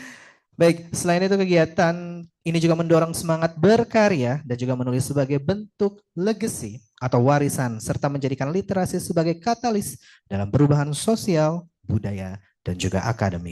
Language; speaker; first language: Indonesian; native; Indonesian